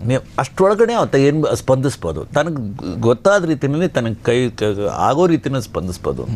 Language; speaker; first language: Kannada; native; Kannada